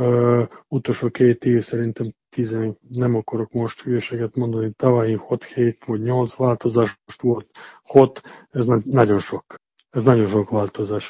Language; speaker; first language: Hungarian; non-native, fluent; Serbian